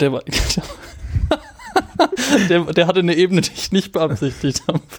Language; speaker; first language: German; native; German